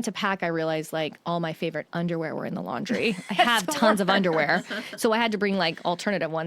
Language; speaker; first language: English; native; English